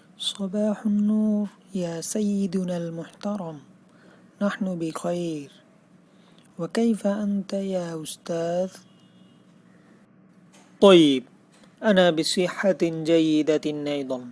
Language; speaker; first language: Arabic; non-native, fluent; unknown